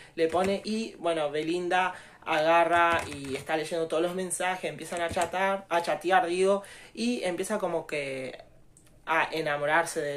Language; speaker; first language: Spanish; native; Spanish